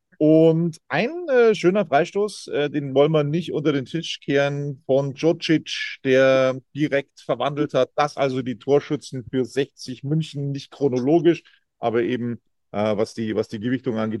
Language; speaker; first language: German; native; German